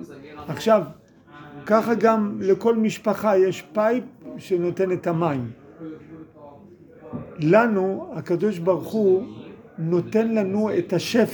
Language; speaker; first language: Hebrew; non-native, fluent; English